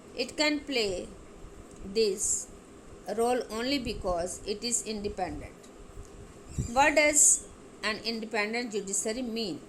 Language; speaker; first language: English; non-native, local second language; Hindi